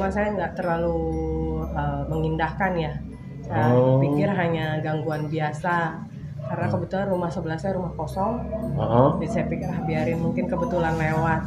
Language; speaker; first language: Indonesian; native; Indonesian